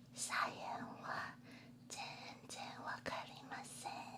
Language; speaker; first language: Japanese; non-native, learner; Chinese